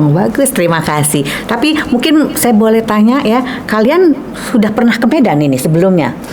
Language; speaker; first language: Indonesian; native; Indonesian